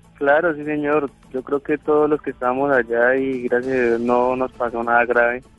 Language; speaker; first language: Spanish; native; Spanish